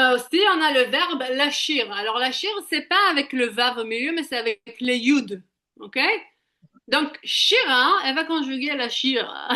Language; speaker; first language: French; native; French